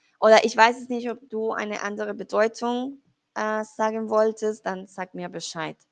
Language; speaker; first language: German; non-native, fluent; Spanish